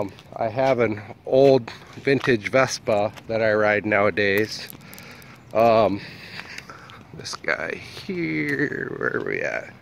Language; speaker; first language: English; native; English